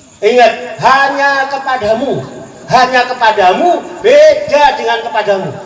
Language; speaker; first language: Indonesian; native; Indonesian